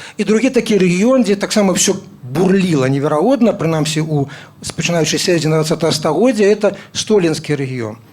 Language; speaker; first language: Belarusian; non-native, local second language; Russian